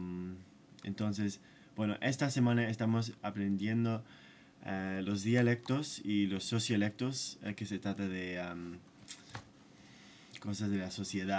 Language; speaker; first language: Spanish; non-native, fluent; English